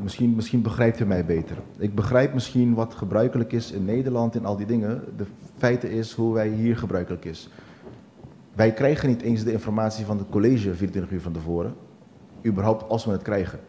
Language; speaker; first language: Dutch; non-native, local second language; Papiamento